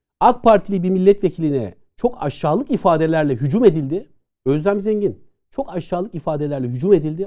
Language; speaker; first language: Turkish; native; Turkish